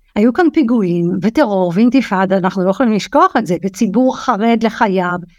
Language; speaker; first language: Hebrew; early bilingual, other home language; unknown